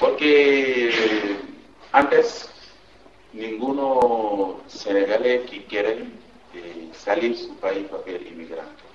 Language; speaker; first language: Spanish; non-native, learner; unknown